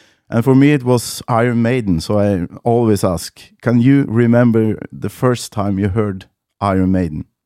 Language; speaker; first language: English; non-native, fluent; Norwegian